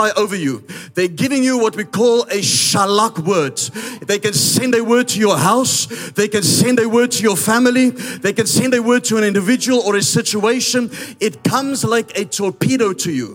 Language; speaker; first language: English; non-native, local second language; Afrikaans